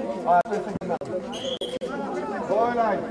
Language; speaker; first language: Hebrew; native; Hebrew